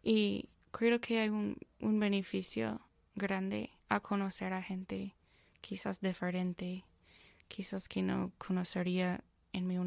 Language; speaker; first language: Spanish; non-native, fluent; English